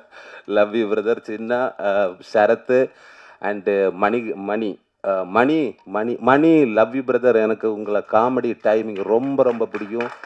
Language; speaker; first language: Tamil; non-native, learner; Malayalam